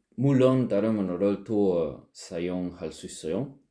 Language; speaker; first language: Korean; non-native, learner; French